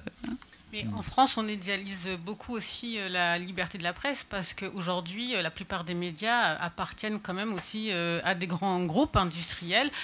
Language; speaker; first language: French; native; French